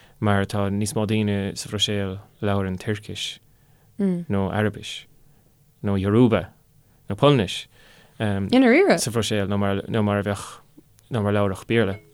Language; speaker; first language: Irish; non-native, local second language; English